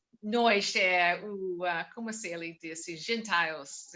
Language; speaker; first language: Portuguese; non-native, learner; English